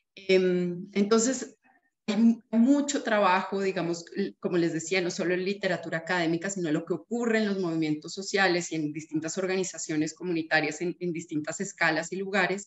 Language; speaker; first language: Spanish; native; Spanish